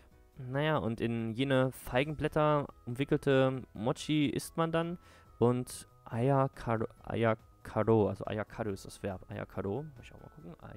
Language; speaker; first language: German; native; German